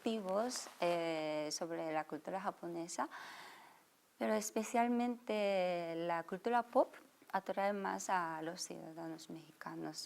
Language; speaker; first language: Spanish; non-native, fluent; Japanese